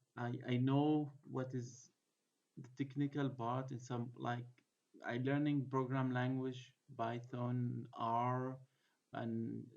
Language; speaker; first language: English; non-native, fluent; Arabic